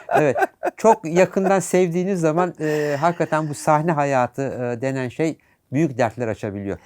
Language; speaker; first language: Turkish; native; Turkish